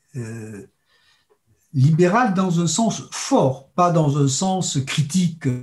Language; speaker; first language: French; native; French